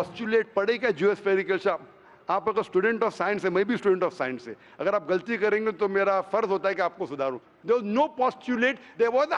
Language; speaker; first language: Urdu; non-native, local second language; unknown